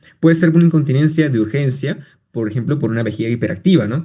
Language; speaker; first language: Spanish; native; Spanish